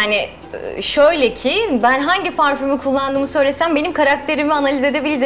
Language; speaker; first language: Turkish; native; Turkish